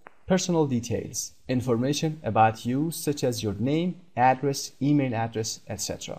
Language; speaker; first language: English; non-native, fluent; Persian